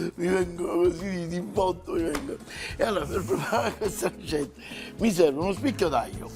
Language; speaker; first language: Italian; native; Italian